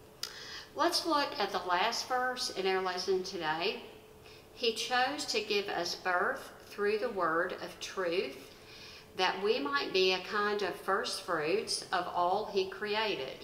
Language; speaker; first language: English; native; English